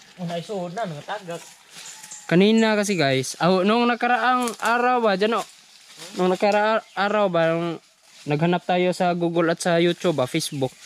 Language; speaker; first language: Filipino; non-native, local second language; Cebuano